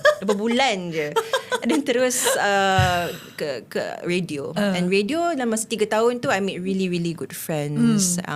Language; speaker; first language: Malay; non-native, local second language; English